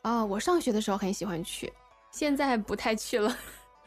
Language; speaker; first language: Chinese; native; Chinese